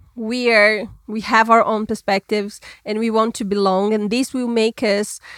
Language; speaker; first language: English; non-native, fluent; Portuguese